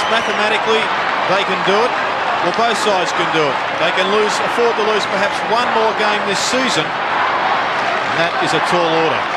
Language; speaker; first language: English; native; English